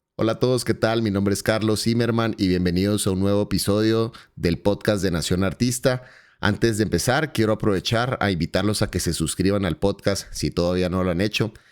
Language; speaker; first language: Spanish; native; Spanish